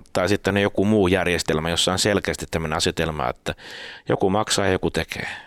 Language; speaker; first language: Finnish; native; Finnish